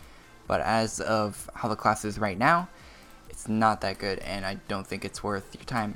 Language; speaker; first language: English; native; English